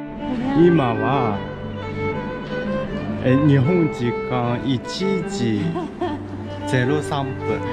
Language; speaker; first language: Japanese; non-native, fluent; Chinese